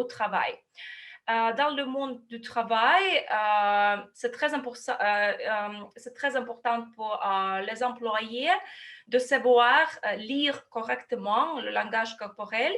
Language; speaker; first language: French; non-native, fluent; Russian